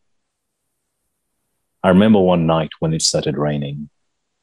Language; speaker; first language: English; non-native, local second language; Ganda